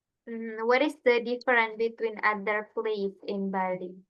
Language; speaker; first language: English; non-native, fluent; Indonesian